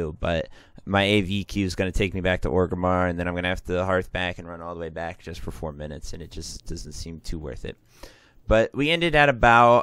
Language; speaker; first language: English; native; English